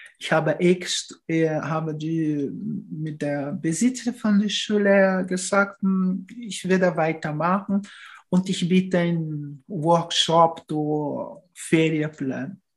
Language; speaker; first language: German; non-native, fluent; Portuguese